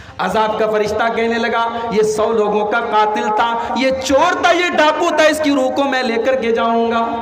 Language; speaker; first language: Urdu; native; Urdu